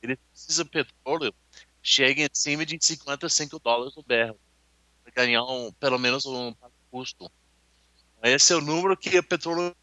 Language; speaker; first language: Portuguese; non-native, learner; English